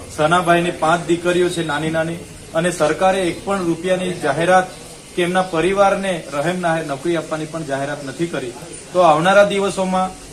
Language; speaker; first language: Gujarati; non-native, local second language; Vasavi